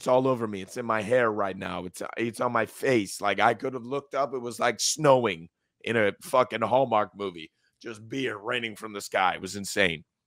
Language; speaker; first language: English; early bilingual, other home language; Spanish